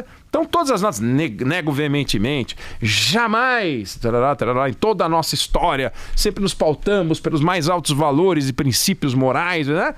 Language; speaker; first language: Portuguese; native; Portuguese